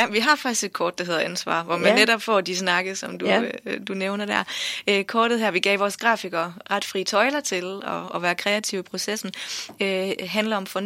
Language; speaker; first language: Danish; native; Danish